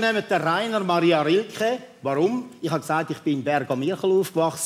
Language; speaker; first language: German; native; German